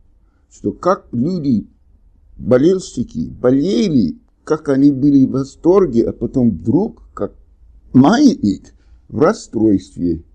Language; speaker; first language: Russian; non-native, fluent; English